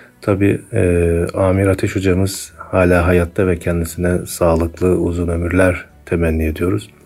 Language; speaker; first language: Turkish; native; Turkish